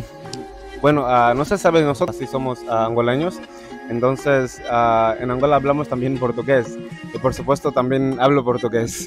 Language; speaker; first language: Spanish; non-native, local second language; Portuguese